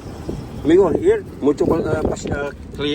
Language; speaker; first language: Spanish; non-native, learner; Iloko